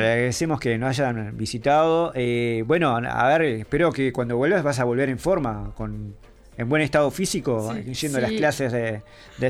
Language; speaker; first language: Spanish; native; Spanish